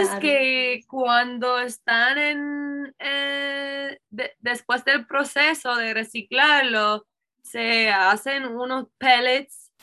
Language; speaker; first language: Spanish; non-native, learner; English